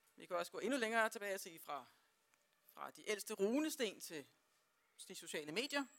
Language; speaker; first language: Danish; native; Danish